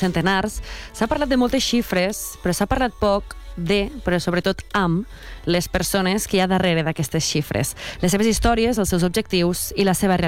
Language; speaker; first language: Catalan; native; Catalan